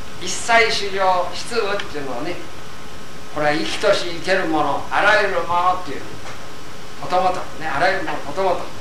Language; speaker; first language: Japanese; native; Japanese